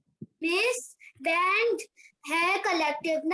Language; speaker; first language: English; non-native, learner; Urdu